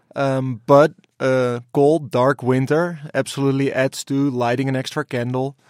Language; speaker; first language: English; non-native, fluent; Dutch